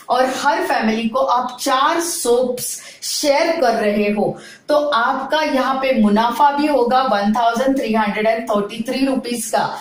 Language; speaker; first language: Hindi; non-native, local second language; Marathi